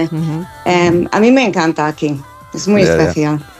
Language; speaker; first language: Spanish; non-native, fluent; English